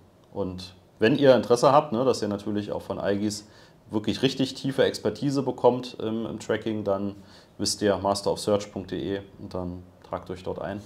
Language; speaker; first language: German; native; German